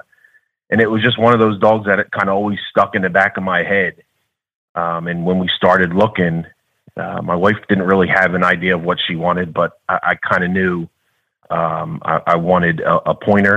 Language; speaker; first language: English; native; English